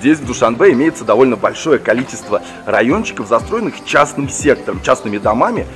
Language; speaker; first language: Russian; native; Russian